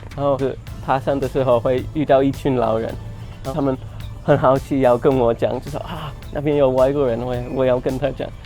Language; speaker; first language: Chinese; non-native, fluent; English